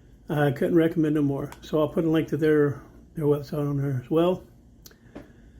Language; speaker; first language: English; native; English